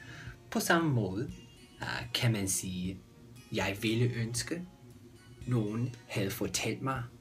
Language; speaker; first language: Danish; non-native, fluent; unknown